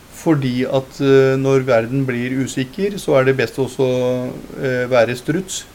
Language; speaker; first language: Norwegian; early bilingual, other home language; Punjabi